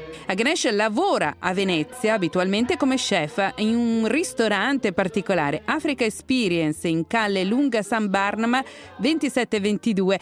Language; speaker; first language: Italian; native; Italian